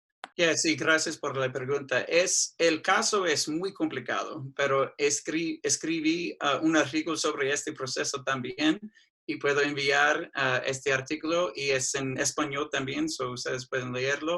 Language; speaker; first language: Spanish; non-native, fluent; English